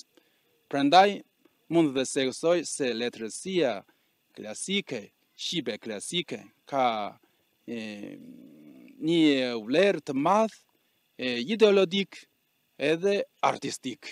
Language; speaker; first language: Albanian; non-native, fluent; Chinese